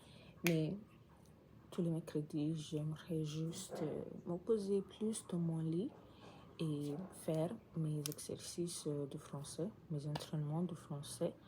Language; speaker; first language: French; non-native, learner; English